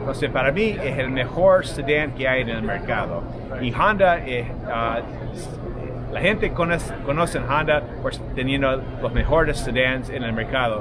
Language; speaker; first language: Spanish; non-native, fluent; English